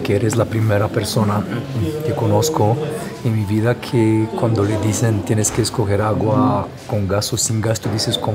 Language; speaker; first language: Spanish; non-native, learner; Romanian